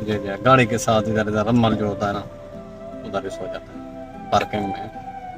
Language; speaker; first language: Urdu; non-native, local second language; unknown